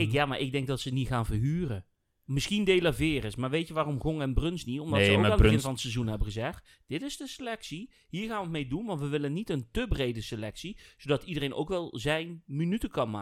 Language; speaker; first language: Dutch; native; Dutch